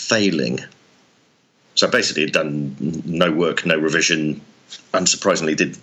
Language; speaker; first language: English; native; English